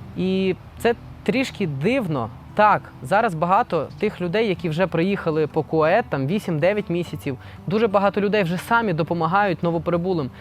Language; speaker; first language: Ukrainian; non-native, local second language; Russian